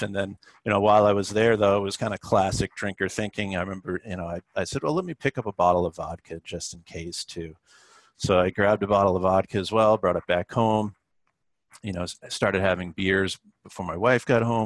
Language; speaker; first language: English; native; English